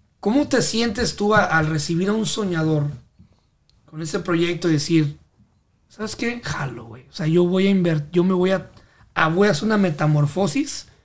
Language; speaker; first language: Spanish; native; Spanish